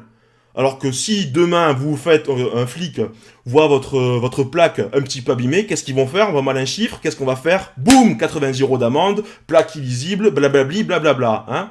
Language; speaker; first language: French; native; French